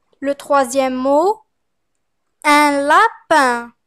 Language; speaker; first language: French; non-native, fluent; Arabic